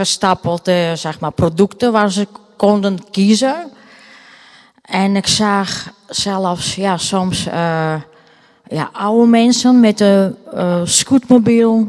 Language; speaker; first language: Dutch; non-native, fluent; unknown